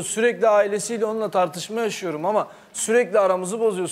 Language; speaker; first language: Turkish; native; Turkish